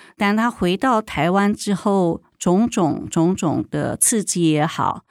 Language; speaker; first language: Chinese; native; Chinese